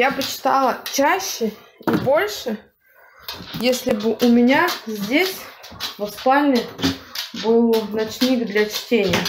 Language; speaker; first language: Russian; native; Russian